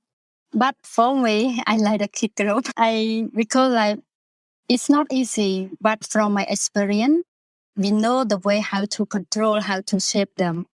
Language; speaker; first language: English; non-native, learner; Khmer